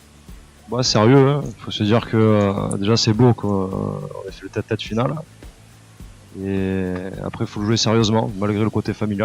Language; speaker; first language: French; native; French